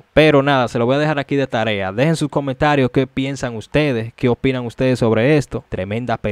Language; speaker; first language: Spanish; native; Spanish